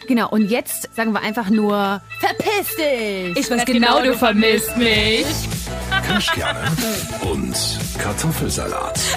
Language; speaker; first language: German; native; German